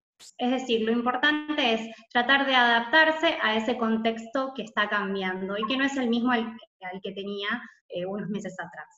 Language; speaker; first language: Spanish; native; Spanish